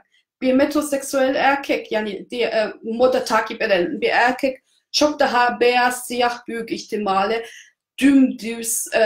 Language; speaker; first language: Turkish; non-native, fluent; German